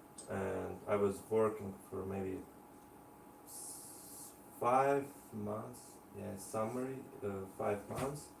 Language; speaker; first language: English; non-native, learner; Russian